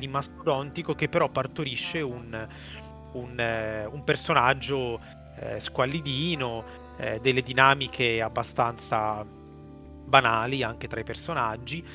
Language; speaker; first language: Italian; native; Italian